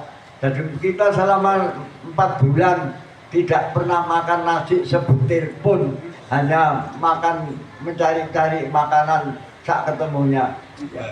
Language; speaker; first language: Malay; non-native, local second language; Javanese